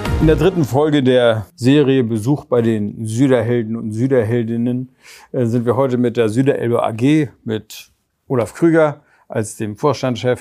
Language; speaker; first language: German; native; German